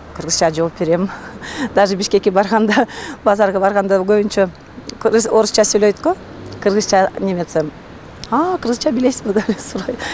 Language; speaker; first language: Kyrgyz; non-native, local second language; Russian